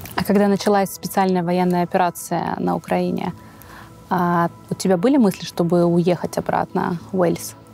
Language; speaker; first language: Russian; native; Russian